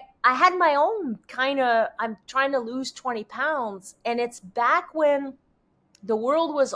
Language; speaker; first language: English; non-native, fluent; French